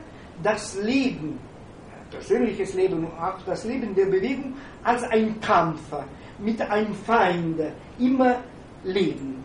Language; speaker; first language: German; non-native, fluent; Italian